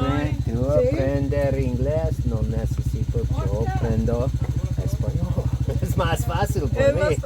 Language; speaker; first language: Spanish; non-native, learner; English